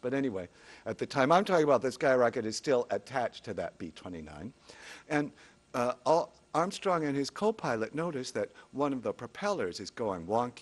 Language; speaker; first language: English; native; English